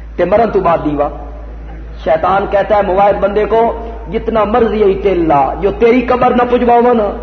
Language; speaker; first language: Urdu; non-native, local second language; Punjabi